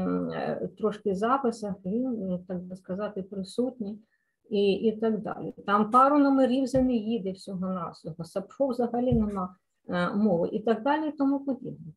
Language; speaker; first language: Ukrainian; native; Ukrainian